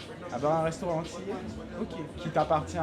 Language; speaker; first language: French; native; French